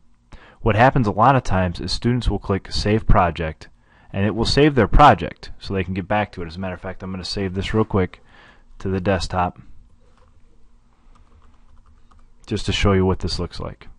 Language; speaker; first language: English; native; English